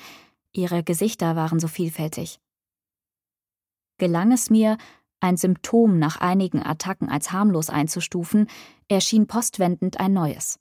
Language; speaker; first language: German; native; German